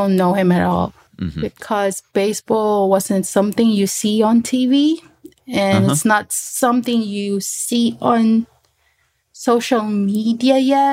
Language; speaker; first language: English; non-native, local second language; Filipino